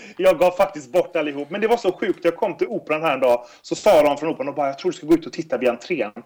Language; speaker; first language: Swedish; native; Swedish